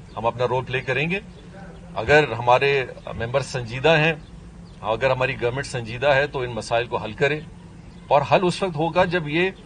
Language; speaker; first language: Urdu; non-native, local second language; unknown